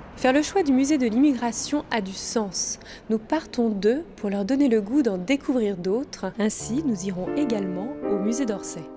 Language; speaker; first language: French; native; French